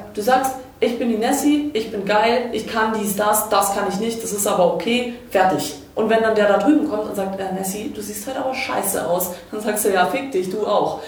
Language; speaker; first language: German; early bilingual, other home language; Croatian